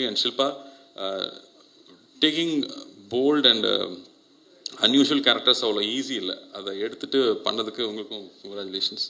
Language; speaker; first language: Tamil; native; Tamil